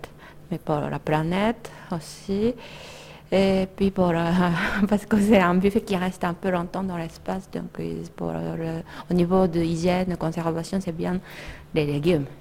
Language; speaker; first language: French; non-native, fluent; Japanese